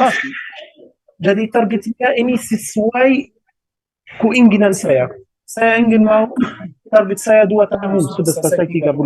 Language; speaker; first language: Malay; non-native, learner; Arabic